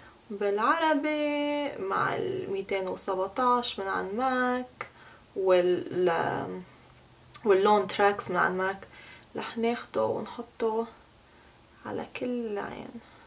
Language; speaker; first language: Arabic; early bilingual, heritage; Arabic